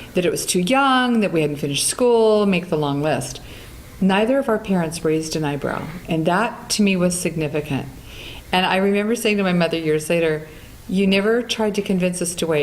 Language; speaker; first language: English; native; English